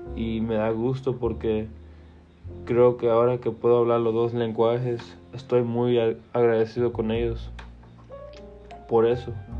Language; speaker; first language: Spanish; early bilingual, heritage; Spanish